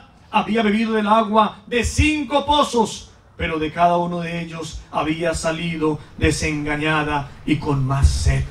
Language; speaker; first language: Spanish; native; Spanish